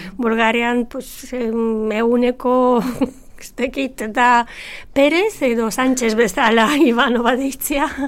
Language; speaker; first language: Basque; non-native, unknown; Bulgarian